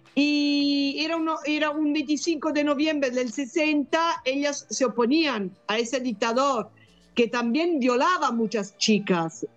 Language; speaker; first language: Spanish; non-native, fluent; Italian